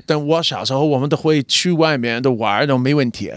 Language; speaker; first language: Chinese; non-native, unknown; English